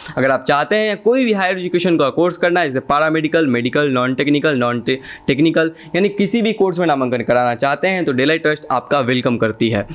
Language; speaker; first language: Hindi; native; Hindi